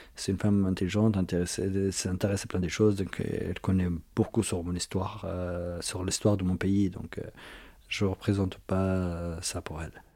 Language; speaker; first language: French; non-native, fluent; Arabic